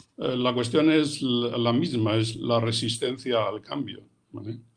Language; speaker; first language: Spanish; native; Spanish